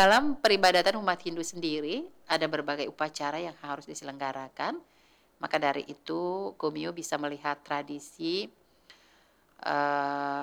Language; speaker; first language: Indonesian; native; Indonesian